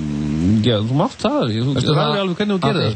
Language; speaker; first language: Icelandic; native; Icelandic